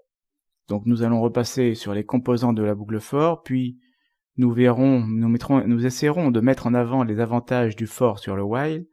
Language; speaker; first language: French; native; French